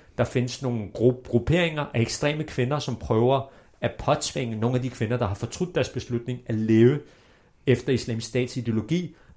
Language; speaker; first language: Danish; early bilingual, other home language; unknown